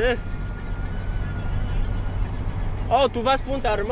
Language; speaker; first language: Spanish; non-native, learner; English